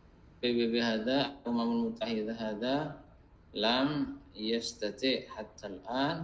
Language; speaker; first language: Arabic; non-native, fluent; Indonesian